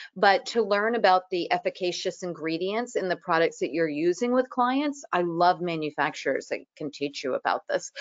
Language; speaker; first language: English; native; English